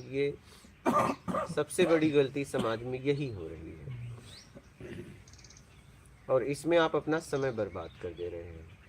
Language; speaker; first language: Hindi; native; Hindi